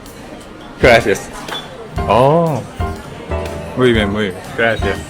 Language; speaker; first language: Spanish; non-native, learner; Korean